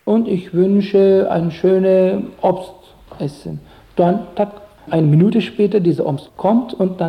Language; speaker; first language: German; non-native, learner; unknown